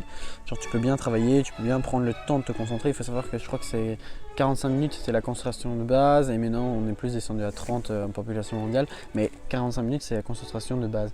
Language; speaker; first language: French; native; French